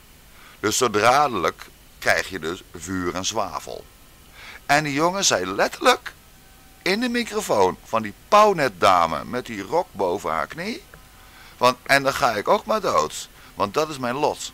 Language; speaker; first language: Dutch; native; Dutch